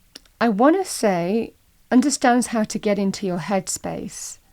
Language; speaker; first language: English; native; English